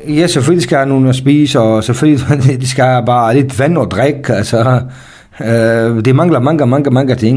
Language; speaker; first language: Danish; non-native, fluent; Kurdish